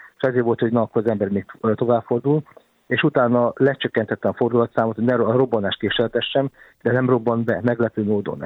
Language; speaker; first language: Hungarian; native; Hungarian